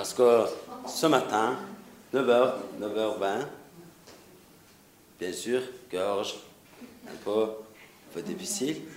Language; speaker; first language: French; non-native, learner; Mongolian